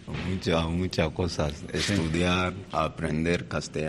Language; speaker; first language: Spanish; non-native, learner; Bambara